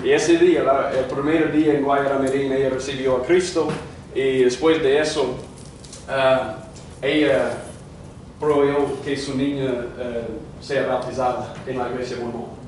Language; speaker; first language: Spanish; non-native, fluent; English